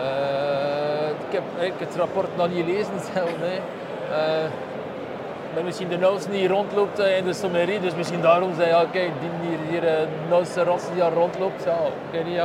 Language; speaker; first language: Dutch; non-native, local second language; French